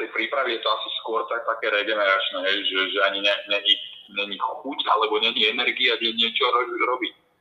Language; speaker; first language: Slovak; native; Slovak